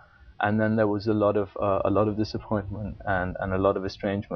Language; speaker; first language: English; non-native, local second language; Urdu